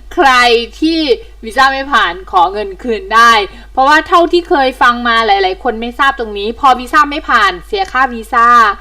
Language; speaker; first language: Thai; native; Thai